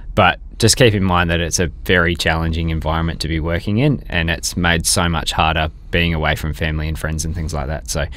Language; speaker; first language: English; native; English